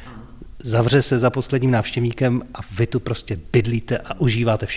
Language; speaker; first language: Czech; native; Czech